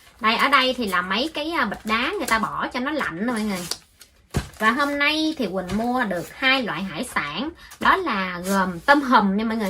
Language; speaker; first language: Vietnamese; native; Vietnamese